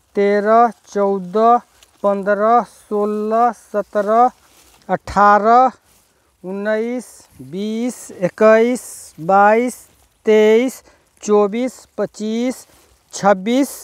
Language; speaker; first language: Hindi; native; Hindi